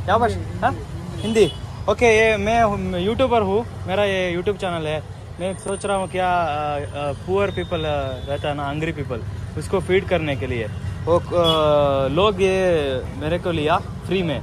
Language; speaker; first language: Hindi; non-native, local second language; Kannada